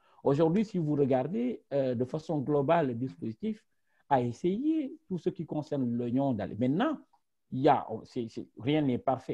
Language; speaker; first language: French; non-native, local second language; Wolof